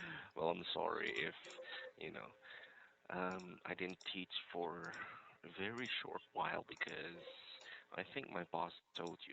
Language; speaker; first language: English; non-native, local second language; Filipino